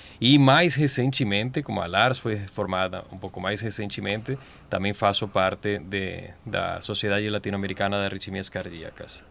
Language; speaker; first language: Portuguese; non-native, fluent; Spanish